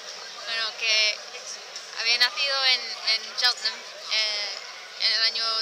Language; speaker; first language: Spanish; non-native, learner; English